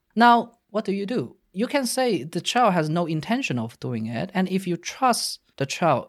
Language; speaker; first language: English; non-native, fluent; Chinese